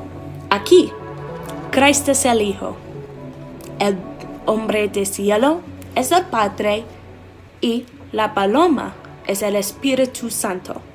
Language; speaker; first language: Spanish; non-native, learner; English